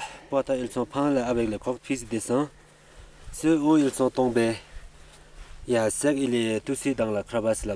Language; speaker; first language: French; non-native, learner; Sherpa